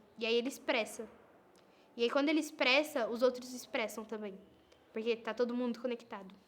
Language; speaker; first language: Portuguese; native; Portuguese